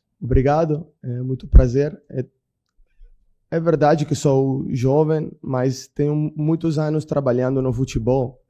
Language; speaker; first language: Portuguese; non-native, fluent; Italian